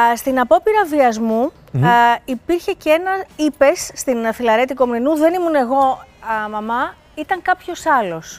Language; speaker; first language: Greek; native; Greek